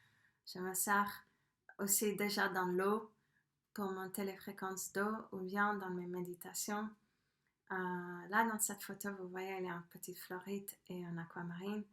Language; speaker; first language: French; non-native, fluent; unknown